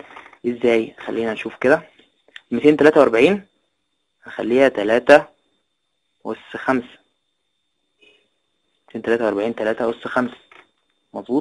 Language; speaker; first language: Arabic; native; Arabic